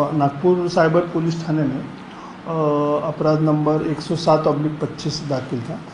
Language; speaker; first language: Hindi; non-native, local second language; Marathi